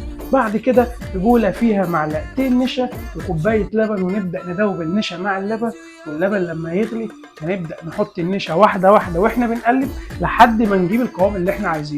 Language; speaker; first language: Arabic; native; Arabic